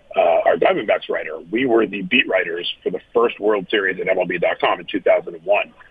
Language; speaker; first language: English; native; English